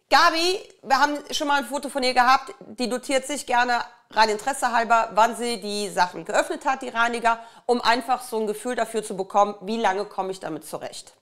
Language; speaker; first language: German; native; German